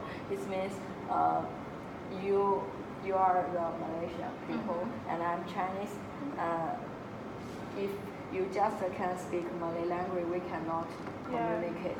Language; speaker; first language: English; non-native, local second language; Chinese